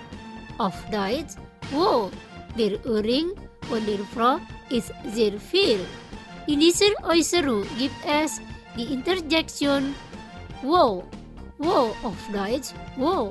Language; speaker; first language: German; non-native, fluent; Indonesian